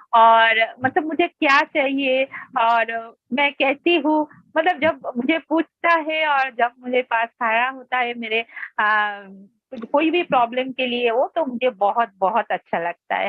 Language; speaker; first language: Hindi; non-native, local second language; Bangla